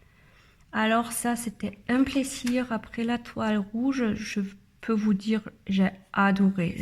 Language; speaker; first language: French; non-native, learner; German